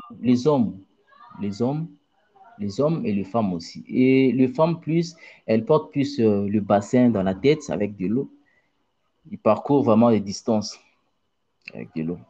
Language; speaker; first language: French; non-native, local second language; Luba-Lulua